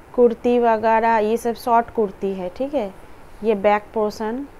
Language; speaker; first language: Hindi; non-native, local second language; Bangla